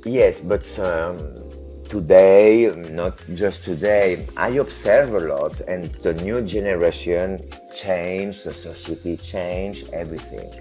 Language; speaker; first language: English; non-native, learner; French